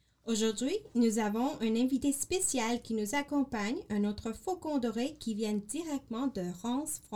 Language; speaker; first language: French; non-native, learner; English